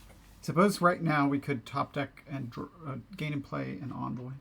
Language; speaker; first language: English; native; English